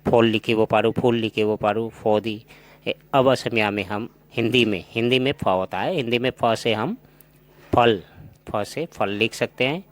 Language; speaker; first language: Hindi; non-native, local second language; Assamese